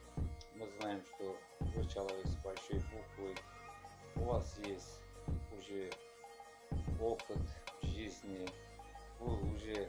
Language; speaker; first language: Russian; non-native, fluent; Azerbaijani